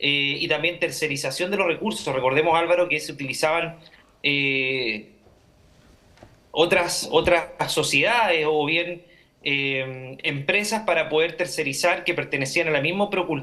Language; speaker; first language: Spanish; native; Spanish